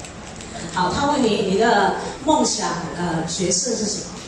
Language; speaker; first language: Chinese; early bilingual, heritage; Chinese